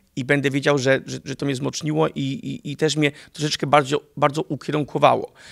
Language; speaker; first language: Polish; early bilingual, heritage; Danish